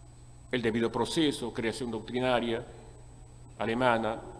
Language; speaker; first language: Spanish; native; Spanish